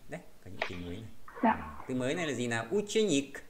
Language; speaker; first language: Vietnamese; native; Vietnamese